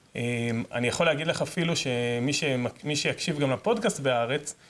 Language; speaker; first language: Hebrew; native; Hebrew